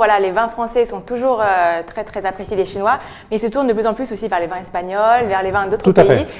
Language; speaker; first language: French; native; French